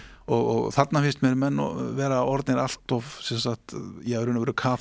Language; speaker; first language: Icelandic; native; Icelandic